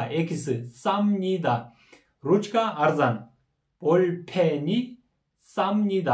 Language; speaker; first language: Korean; non-native, fluent; Kyrgyz